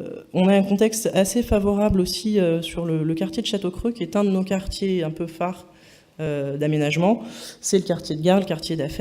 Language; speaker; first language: French; native; French